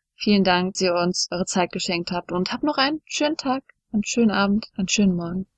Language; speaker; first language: German; native; German